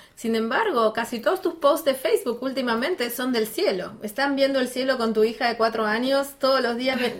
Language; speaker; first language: Spanish; early bilingual, other home language; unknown